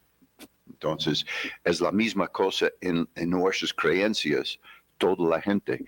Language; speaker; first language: Spanish; non-native, fluent; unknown